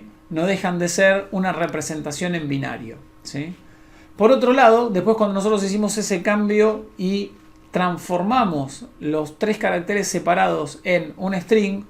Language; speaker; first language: Spanish; native; Spanish